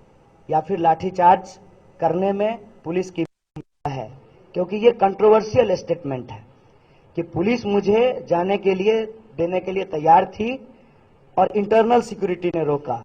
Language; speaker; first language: Hindi; native; Hindi